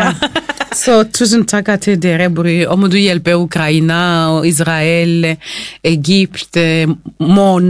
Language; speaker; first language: Norwegian; non-native, fluent; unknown